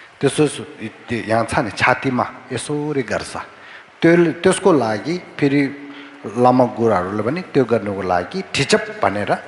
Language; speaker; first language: Nepali; non-native, fluent; Tibetan